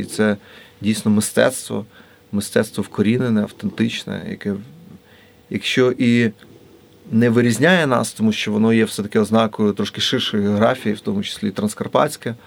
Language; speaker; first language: Ukrainian; native; Ukrainian